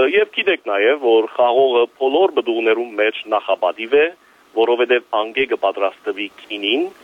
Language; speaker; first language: Armenian; early bilingual, heritage; Armenian